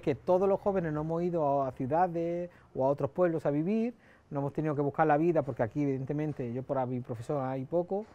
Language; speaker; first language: Spanish; native; Spanish